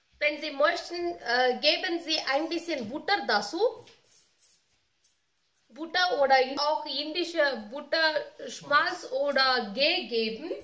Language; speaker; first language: German; non-native, learner; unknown